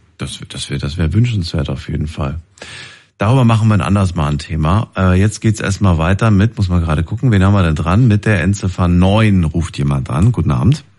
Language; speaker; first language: German; native; German